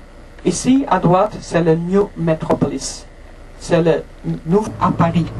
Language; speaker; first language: French; non-native, fluent; Dutch